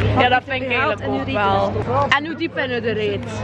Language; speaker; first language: Dutch; native; Dutch